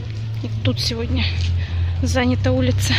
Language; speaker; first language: Russian; native; Russian